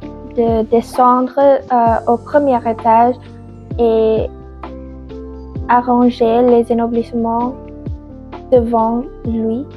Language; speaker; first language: French; non-native, learner; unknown